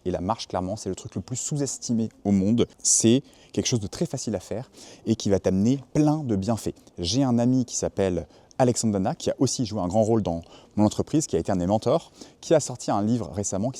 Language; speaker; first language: French; native; French